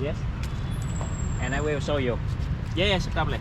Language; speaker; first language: English; non-native, learner; Vietnamese